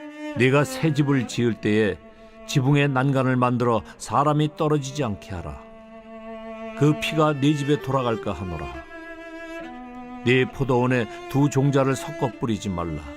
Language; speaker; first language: Korean; native; Korean